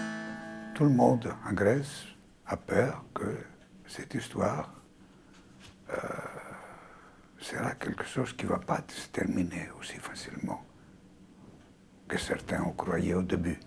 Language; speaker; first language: French; non-native, fluent; Greek